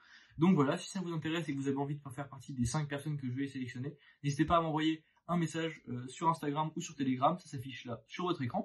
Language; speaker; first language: French; native; French